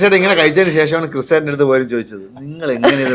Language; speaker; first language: Malayalam; native; Malayalam